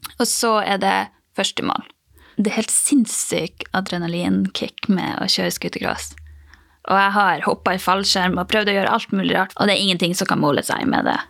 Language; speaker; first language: Norwegian; native; Norwegian